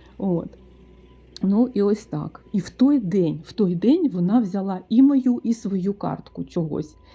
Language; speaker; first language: Ukrainian; native; Ukrainian